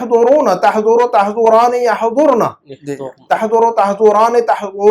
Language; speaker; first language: Arabic; non-native, fluent; Urdu